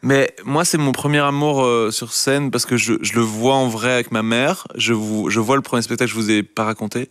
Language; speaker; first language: French; native; French